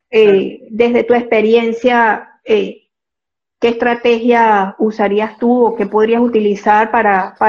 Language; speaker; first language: Spanish; native; Spanish